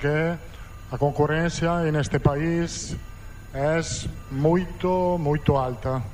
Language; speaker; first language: Portuguese; non-native, fluent; Italian